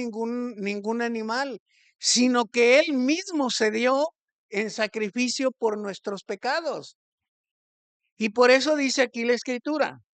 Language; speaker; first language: Spanish; native; Spanish